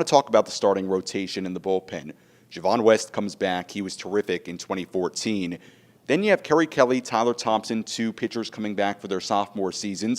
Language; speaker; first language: English; native; English